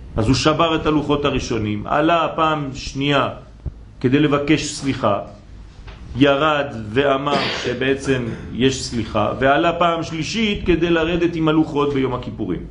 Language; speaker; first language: Hebrew; non-native, fluent; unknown